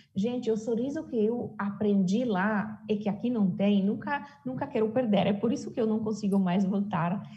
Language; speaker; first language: Portuguese; non-native, fluent; Italian